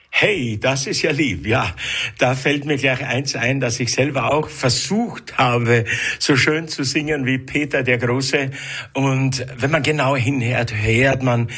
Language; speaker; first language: German; native; German